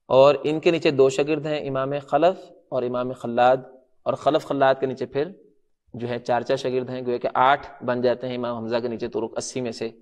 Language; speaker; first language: Urdu; non-native, local second language; Punjabi